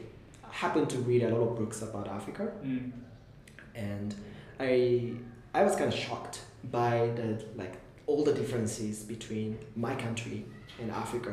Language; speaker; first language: English; non-native, fluent; Japanese